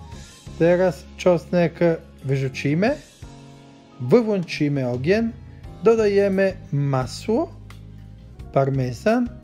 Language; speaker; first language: Polish; non-native, learner; Italian